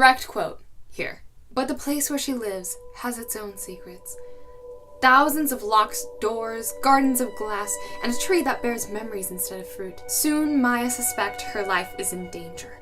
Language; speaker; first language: English; native; English